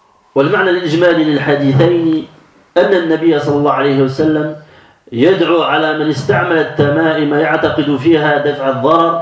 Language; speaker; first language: Arabic; non-native, fluent; French